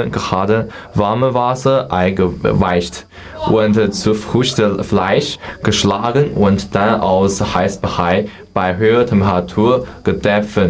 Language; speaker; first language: German; non-native, learner; Chinese